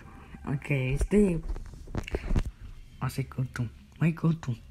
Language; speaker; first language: Spanish; early bilingual, heritage; Spanish